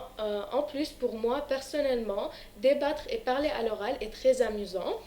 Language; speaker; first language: French; non-native, local second language; Arabic